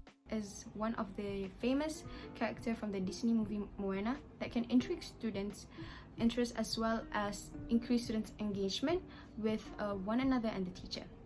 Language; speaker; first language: English; non-native, local second language; Malay